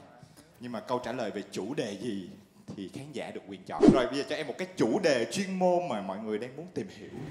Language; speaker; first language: Vietnamese; native; Vietnamese